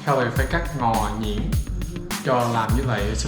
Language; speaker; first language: Vietnamese; early bilingual, heritage; Vietnamese